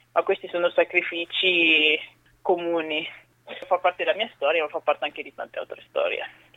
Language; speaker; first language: Italian; early bilingual, other home language; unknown